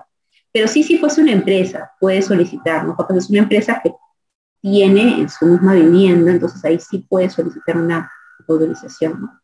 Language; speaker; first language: Spanish; native; Spanish